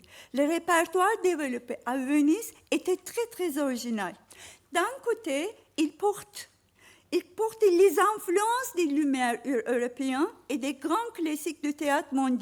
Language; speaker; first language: French; non-native, fluent; Turkish